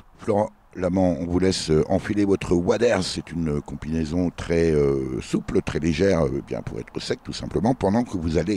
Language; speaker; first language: French; native; French